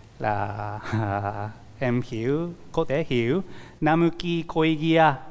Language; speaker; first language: Vietnamese; non-native, learner; Japanese